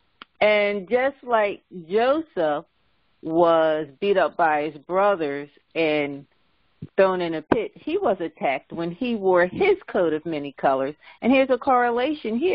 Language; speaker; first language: English; native; English